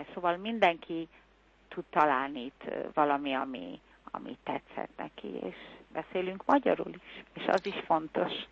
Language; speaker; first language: Hungarian; early bilingual, heritage; Hungarian